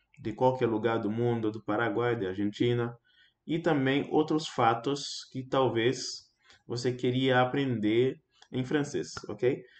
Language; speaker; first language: Portuguese; non-native, fluent; Haitian Creole